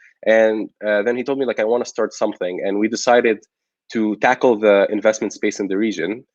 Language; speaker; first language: English; non-native, local second language; Arabic